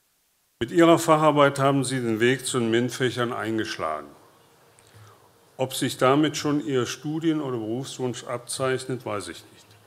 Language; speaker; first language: German; native; German